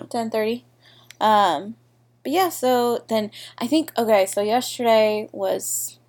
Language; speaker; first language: English; native; English